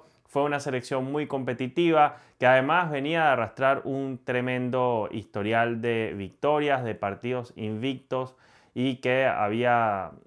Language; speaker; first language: Spanish; native; Spanish